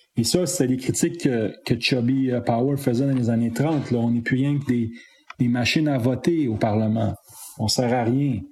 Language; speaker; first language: French; native; French